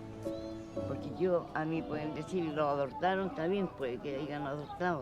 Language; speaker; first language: Spanish; native; Spanish